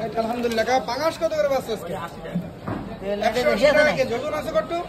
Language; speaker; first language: Bangla; native; Bangla